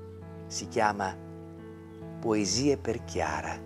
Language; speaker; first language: Italian; native; Italian